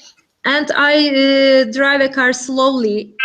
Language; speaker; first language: English; non-native, learner; Turkish